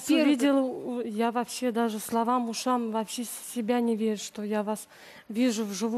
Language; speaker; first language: Russian; native; Russian